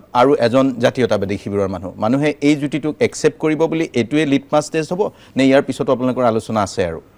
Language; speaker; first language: Assamese; native; Assamese